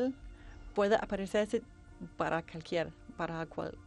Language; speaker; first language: Spanish; non-native, fluent; Danish